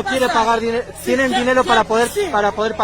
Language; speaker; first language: Spanish; native; Spanish